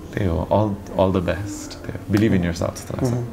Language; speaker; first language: Nepali; early bilingual, heritage; Nepali